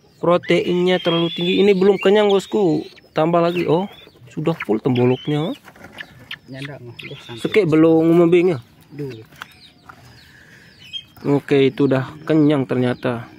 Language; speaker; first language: Indonesian; native; Indonesian